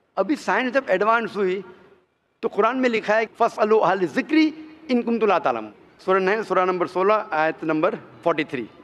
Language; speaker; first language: Hindi; non-native, local second language; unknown